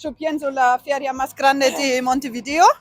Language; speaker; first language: Spanish; non-native, learner; German